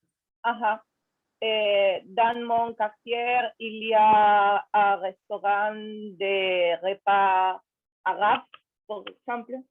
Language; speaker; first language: French; non-native, learner; Spanish